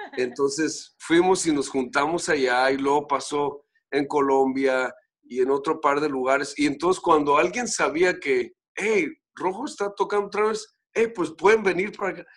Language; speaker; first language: Spanish; native; Spanish